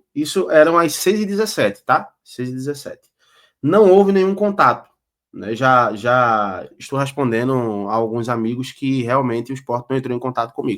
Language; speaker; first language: Portuguese; native; Portuguese